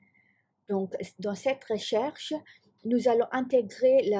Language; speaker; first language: French; non-native, fluent; Malay